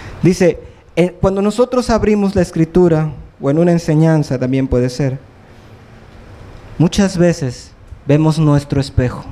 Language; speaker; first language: Spanish; native; Spanish